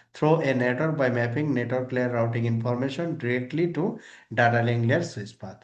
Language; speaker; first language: English; non-native, local second language; Bangla